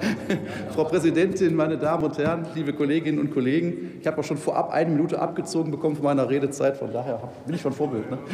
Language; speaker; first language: German; native; German